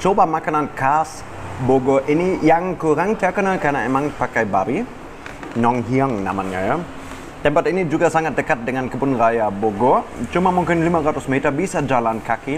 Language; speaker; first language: Indonesian; non-native, fluent; German